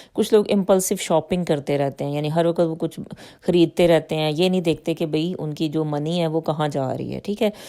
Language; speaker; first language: Urdu; native; Urdu